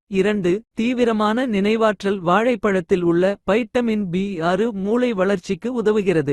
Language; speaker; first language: Tamil; native; Tamil